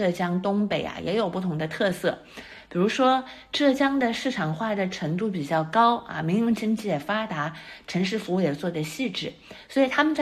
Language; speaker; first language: Chinese; native; Chinese